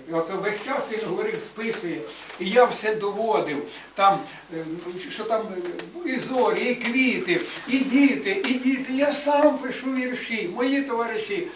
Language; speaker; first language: Ukrainian; native; Ukrainian